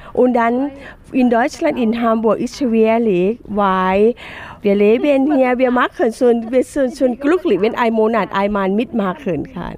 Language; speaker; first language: German; non-native, learner; Thai